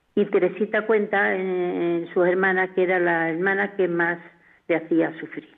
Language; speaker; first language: Spanish; native; Spanish